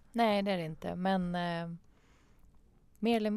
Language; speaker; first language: Swedish; non-native, fluent; Persian